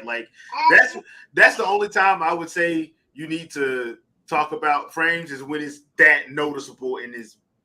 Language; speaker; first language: English; native; English